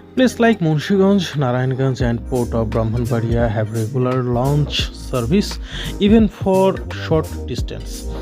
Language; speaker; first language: English; non-native, local second language; Bangla